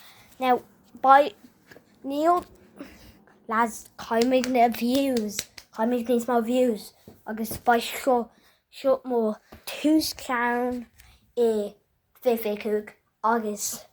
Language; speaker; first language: Irish; non-native, local second language; English